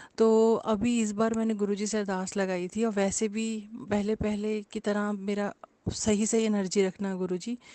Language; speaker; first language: Hindi; native; Hindi